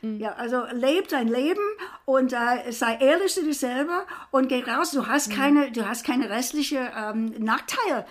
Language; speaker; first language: German; non-native, fluent; English